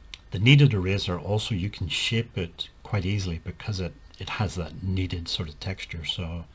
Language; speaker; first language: English; native; English